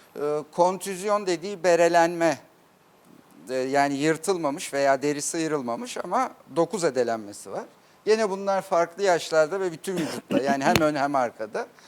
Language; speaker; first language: Turkish; native; Turkish